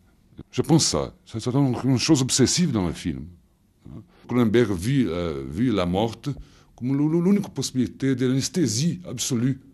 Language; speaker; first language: French; non-native, fluent; Portuguese